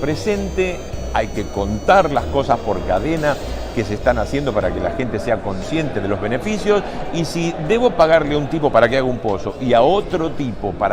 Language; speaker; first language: Spanish; native; Spanish